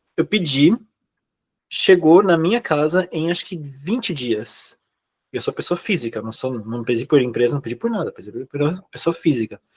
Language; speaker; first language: Portuguese; native; Portuguese